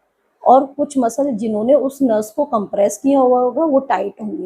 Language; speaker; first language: Hindi; native; Hindi